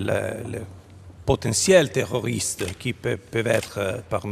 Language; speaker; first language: French; non-native, fluent; Italian